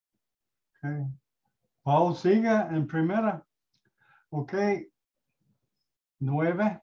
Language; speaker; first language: Spanish; non-native, learner; English